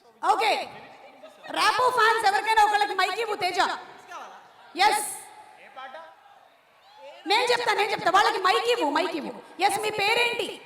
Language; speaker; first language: Telugu; native; Telugu